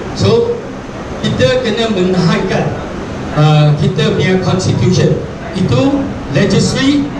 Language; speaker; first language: Malay; non-native, local second language; Chinese